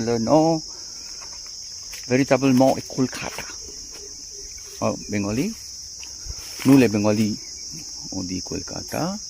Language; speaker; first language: French; non-native, fluent; Bangla